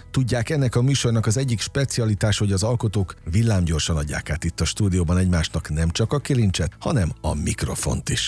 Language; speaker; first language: Hungarian; native; Hungarian